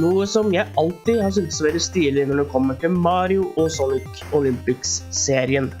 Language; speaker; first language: Norwegian; native; Norwegian